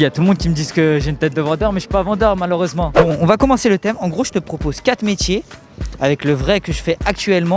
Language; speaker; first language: French; native; French